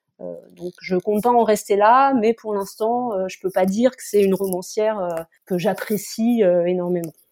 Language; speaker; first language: French; native; French